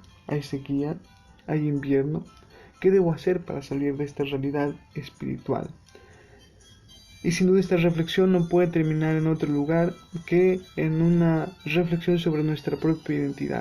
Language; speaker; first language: Spanish; native; Spanish